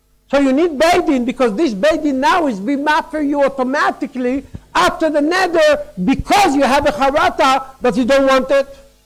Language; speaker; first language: English; non-native, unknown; Hebrew